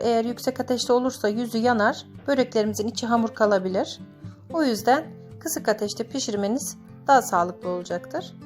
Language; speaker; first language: Turkish; native; Turkish